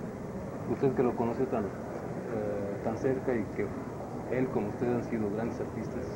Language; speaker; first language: Spanish; native; Spanish